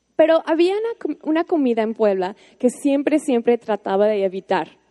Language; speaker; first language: Spanish; non-native, fluent; English